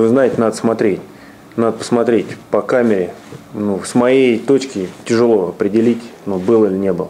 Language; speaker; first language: Russian; native; Russian